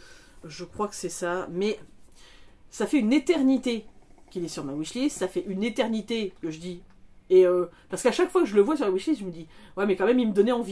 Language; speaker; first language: French; native; French